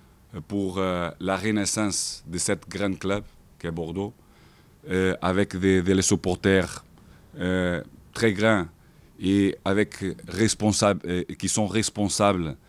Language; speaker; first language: French; non-native, fluent; Portuguese